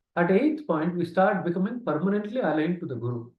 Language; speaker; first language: English; non-native, local second language; Kannada